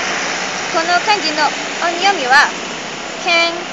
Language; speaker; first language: Japanese; non-native, learner; Indonesian